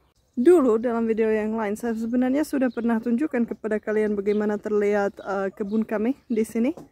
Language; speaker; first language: Indonesian; non-native, fluent; Czech